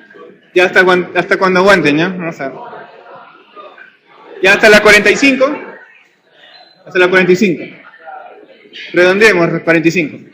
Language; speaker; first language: Spanish; native; Spanish